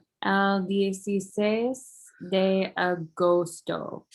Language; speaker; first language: Spanish; non-native, learner; English